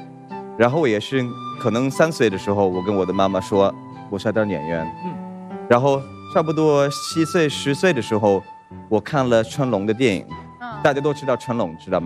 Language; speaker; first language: Chinese; non-native, fluent; Swedish